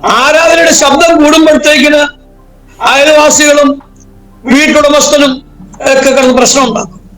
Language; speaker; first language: Malayalam; native; Malayalam